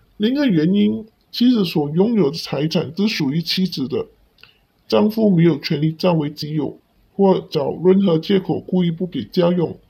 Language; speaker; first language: Chinese; non-native, local second language; Cantonese